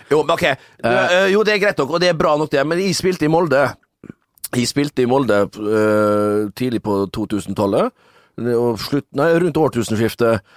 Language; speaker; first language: Norwegian; native; Norwegian